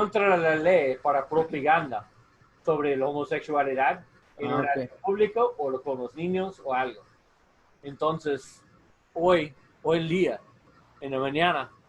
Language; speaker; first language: Spanish; non-native, learner; English